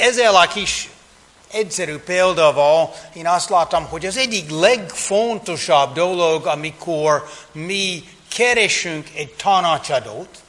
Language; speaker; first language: Hungarian; non-native, fluent; English